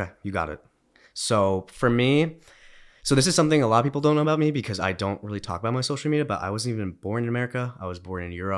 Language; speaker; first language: English; early bilingual, other home language; Romanian